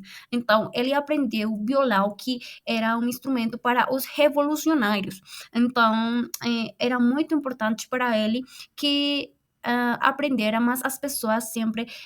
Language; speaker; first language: Portuguese; non-native, fluent; Spanish